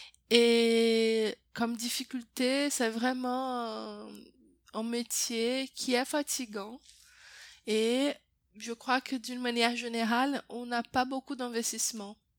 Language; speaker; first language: French; non-native, fluent; Portuguese